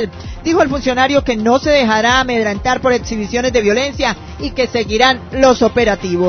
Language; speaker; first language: Spanish; native; Spanish